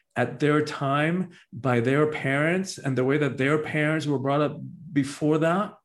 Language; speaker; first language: English; early bilingual, other home language; Spanish